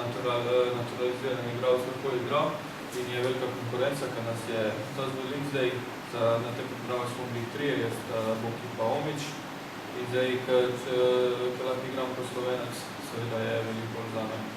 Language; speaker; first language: Slovenian; non-native, local second language; Albanian